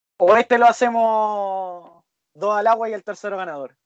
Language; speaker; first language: Spanish; native; Spanish